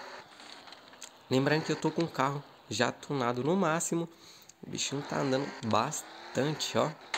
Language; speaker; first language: Portuguese; native; Portuguese